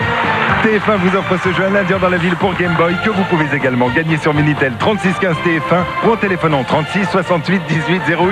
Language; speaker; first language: French; native; French